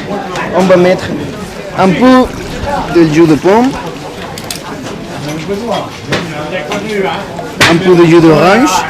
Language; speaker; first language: French; non-native, learner; Spanish